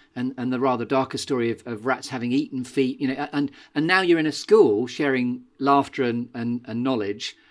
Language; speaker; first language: English; native; English